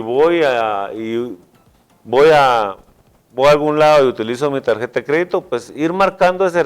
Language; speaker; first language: Spanish; native; Spanish